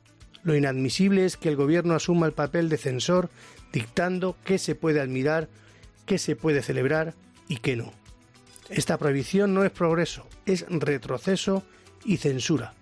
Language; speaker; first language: Spanish; native; Spanish